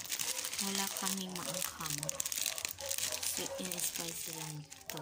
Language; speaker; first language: Filipino; native; Filipino